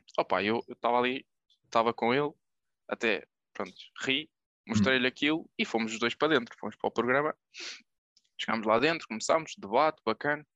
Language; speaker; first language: Portuguese; native; Portuguese